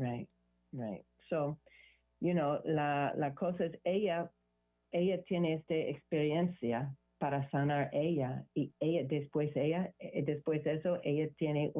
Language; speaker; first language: Spanish; non-native, learner; English